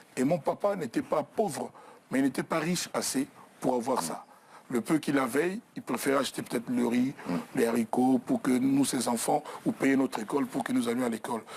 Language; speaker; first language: French; non-native, local second language; Lingala